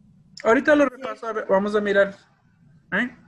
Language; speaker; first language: Spanish; early bilingual, heritage; Spanish